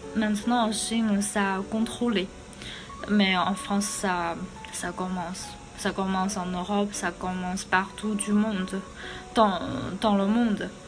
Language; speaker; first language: French; non-native, fluent; Chinese